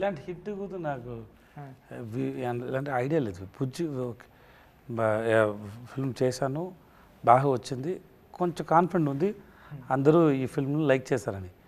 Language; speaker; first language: Telugu; non-native, learner; Tamil